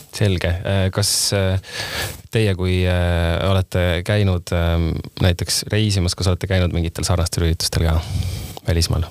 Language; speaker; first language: Estonian; native; Estonian